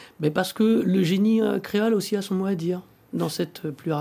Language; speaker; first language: French; native; French